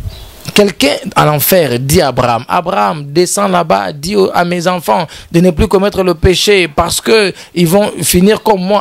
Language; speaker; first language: French; non-native, local second language; Lingala